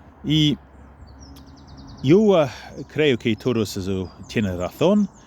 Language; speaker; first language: Spanish; non-native, fluent; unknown